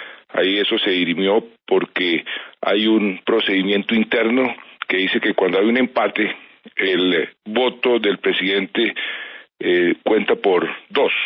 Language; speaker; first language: Spanish; native; Spanish